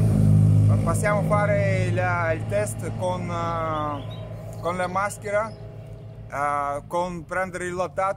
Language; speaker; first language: Italian; non-native, fluent; Russian